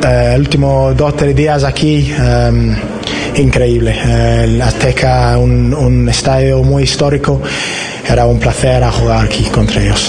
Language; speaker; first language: Spanish; non-native, learner; English